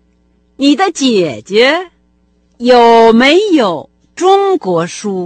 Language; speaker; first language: Chinese; non-native, fluent; Russian